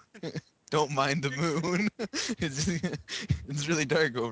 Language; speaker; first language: English; native; English